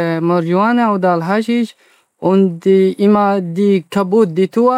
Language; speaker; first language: German; non-native, learner; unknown